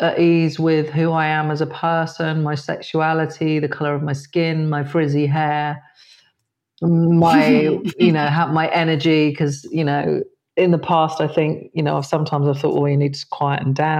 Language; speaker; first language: English; native; English